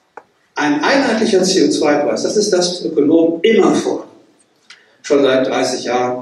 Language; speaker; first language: German; native; German